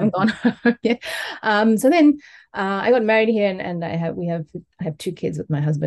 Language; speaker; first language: English; native; English